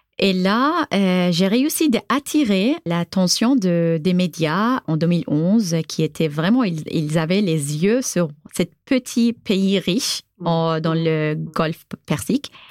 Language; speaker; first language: French; non-native, fluent; Arabic